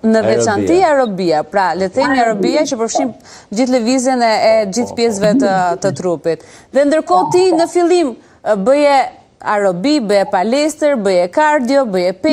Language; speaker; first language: Albanian; native; Albanian